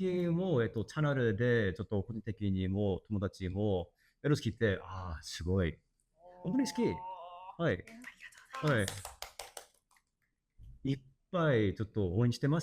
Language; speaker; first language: Japanese; non-native, learner; English